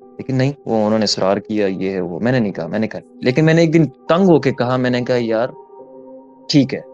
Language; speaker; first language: Urdu; early bilingual, heritage; Urdu